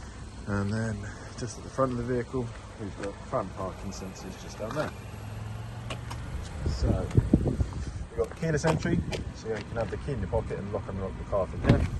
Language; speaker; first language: English; native; English